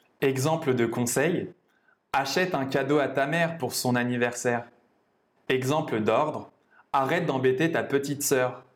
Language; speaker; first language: French; native; French